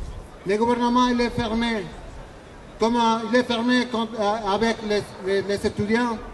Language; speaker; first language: French; non-native, learner; Spanish